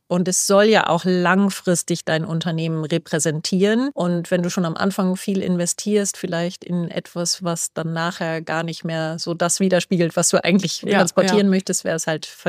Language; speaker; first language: German; native; German